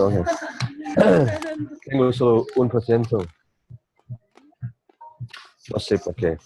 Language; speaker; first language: Spanish; non-native, learner; English